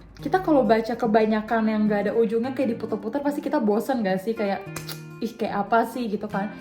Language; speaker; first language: Indonesian; native; Indonesian